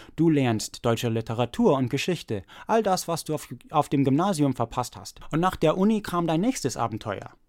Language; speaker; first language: German; early bilingual, other home language; English